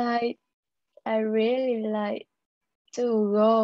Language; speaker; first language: English; non-native, learner; Vietnamese